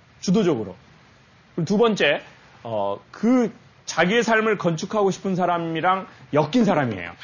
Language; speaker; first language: Korean; native; Korean